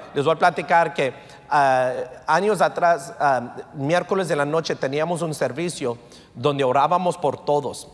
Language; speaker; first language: Spanish; early bilingual, heritage; Spanish